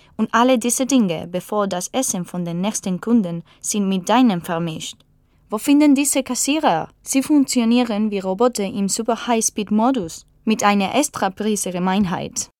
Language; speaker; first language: German; non-native, learner; Spanish